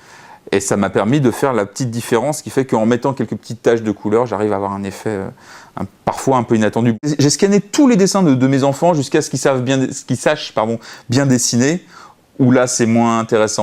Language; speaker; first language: French; native; French